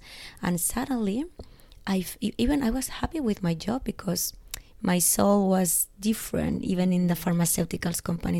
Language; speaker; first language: English; non-native, fluent; Spanish